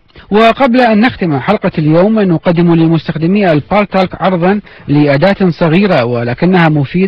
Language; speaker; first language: Arabic; native; Arabic